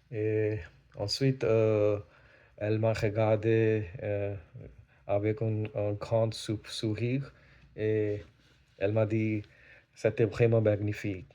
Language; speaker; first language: French; non-native, learner; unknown